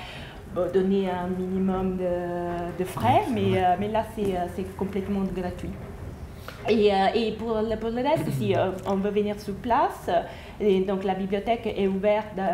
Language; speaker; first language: French; non-native, fluent; Italian